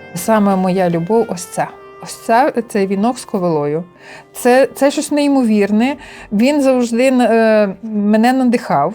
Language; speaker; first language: Ukrainian; native; Ukrainian